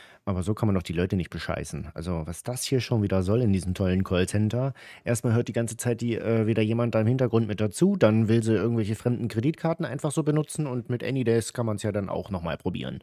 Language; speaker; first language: German; native; German